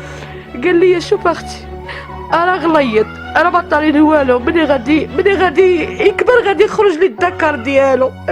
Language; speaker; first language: Arabic; native; Arabic